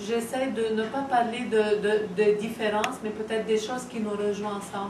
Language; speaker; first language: French; non-native, fluent; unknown